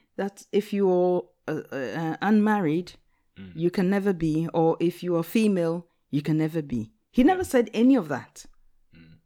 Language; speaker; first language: English; non-native, local second language; Akan